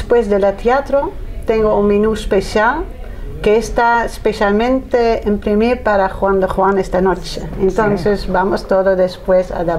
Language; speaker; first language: Spanish; non-native, learner; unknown